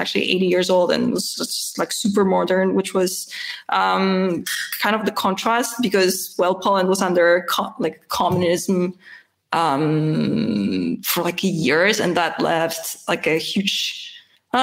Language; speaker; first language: English; non-native, fluent; Polish